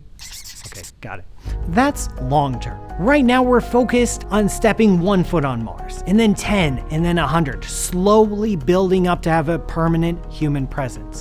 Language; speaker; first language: English; native; English